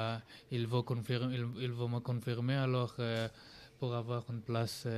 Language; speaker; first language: French; non-native, learner; Bangla